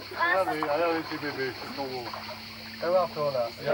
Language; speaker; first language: French; native; French